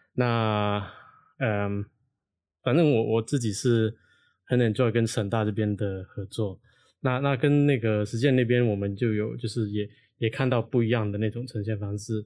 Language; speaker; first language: Chinese; non-native, local second language; Cantonese